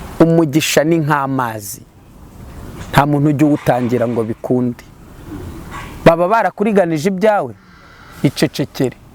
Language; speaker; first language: Kinyarwanda; native; Kinyarwanda